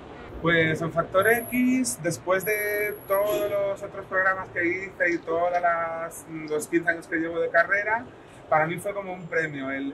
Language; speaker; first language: Spanish; native; Spanish